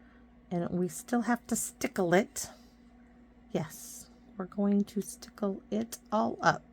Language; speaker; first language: English; native; English